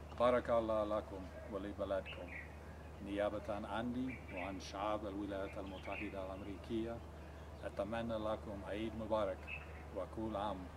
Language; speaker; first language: Arabic; non-native, fluent; English